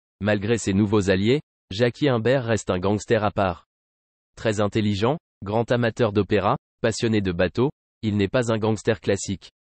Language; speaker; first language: French; native; French